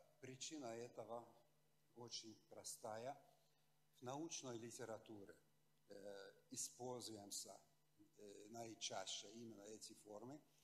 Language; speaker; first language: Russian; non-native, fluent; Hungarian